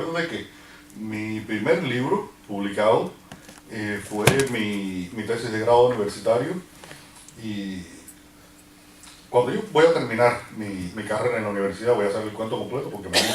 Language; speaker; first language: Spanish; native; Spanish